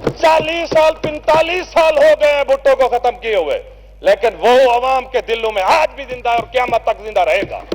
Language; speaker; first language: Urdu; non-native, local second language; Saraiki